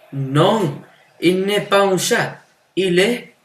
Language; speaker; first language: French; non-native, learner; Spanish